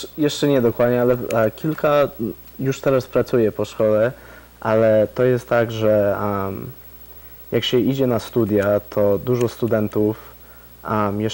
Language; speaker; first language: Polish; early bilingual, heritage; Polish